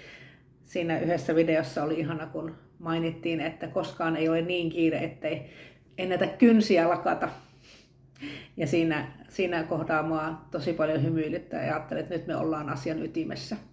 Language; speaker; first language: Finnish; native; Finnish